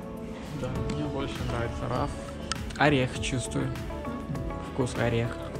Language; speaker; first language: Russian; non-native, learner; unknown